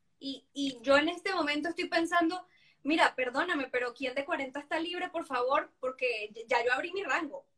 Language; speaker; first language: Spanish; native; Spanish